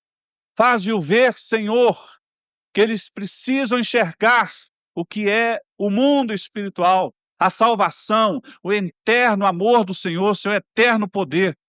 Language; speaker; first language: Portuguese; native; Portuguese